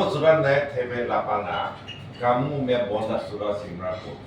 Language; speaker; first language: Indonesian; non-native, learner; Chinese